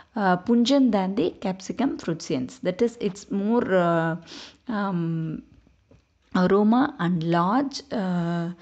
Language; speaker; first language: English; non-native, local second language; Tamil